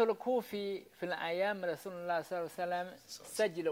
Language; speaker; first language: Arabic; non-native, learner; Chinese